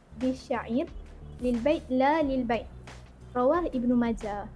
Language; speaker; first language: Arabic; non-native, learner; Malay